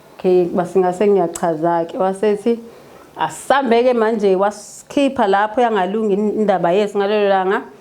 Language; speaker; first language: Zulu; native; Zulu